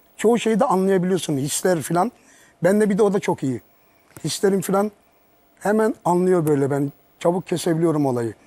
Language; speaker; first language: Turkish; early bilingual, heritage; Turkish